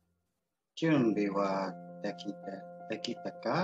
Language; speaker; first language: Japanese; non-native, learner; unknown